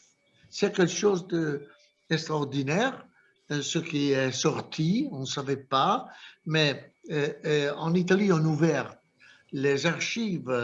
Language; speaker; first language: French; non-native, fluent; Italian